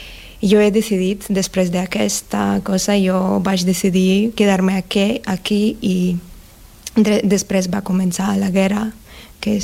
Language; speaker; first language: Catalan; non-native, learner; Russian